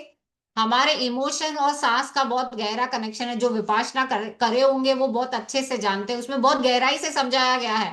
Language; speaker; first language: Hindi; native; Hindi